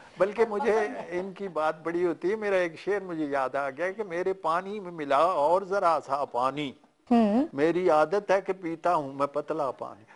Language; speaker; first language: Urdu; non-native, local second language; Punjabi